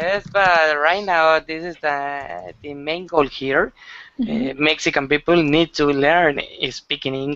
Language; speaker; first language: English; non-native, learner; Spanish